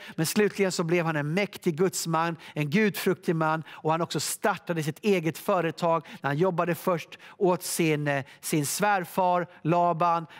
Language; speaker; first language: Swedish; native; Swedish